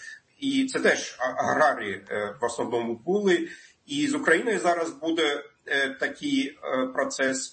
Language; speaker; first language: Ukrainian; non-native, fluent; German